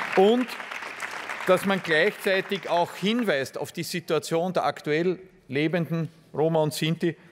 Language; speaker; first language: German; native; German